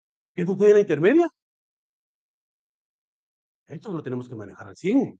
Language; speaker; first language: Spanish; native; Spanish